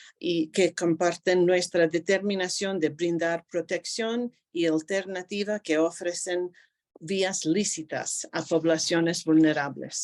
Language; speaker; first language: Spanish; non-native, fluent; English